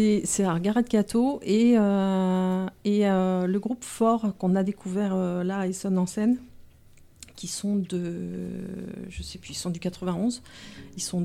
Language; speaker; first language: French; native; French